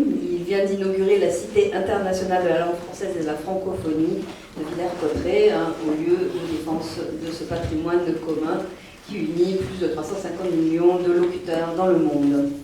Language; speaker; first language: French; native; French